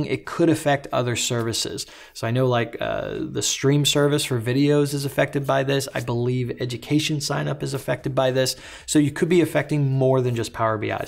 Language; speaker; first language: English; native; English